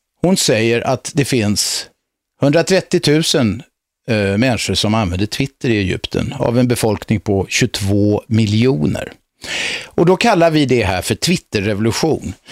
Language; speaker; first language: Swedish; native; Swedish